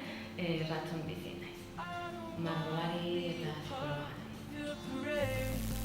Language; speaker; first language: Basque; non-native, learner; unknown